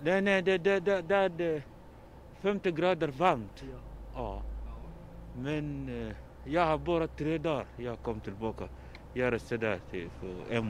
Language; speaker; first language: Swedish; non-native, learner; Arabic